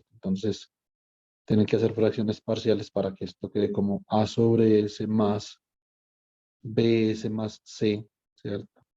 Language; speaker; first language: Spanish; native; Spanish